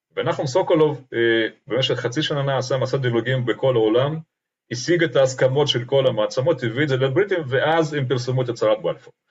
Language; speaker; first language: Hebrew; non-native, fluent; Russian